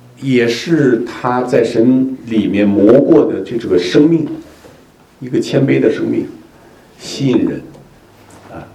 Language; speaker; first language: Chinese; native; Chinese